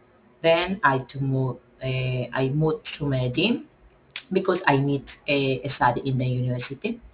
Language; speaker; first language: English; non-native, learner; Spanish